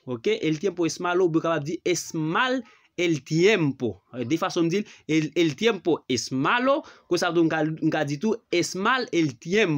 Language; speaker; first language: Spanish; non-native, learner; Haitian Creole